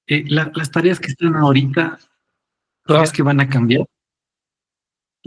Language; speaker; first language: Spanish; native; Spanish